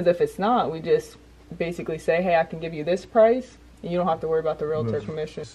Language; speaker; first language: English; native; English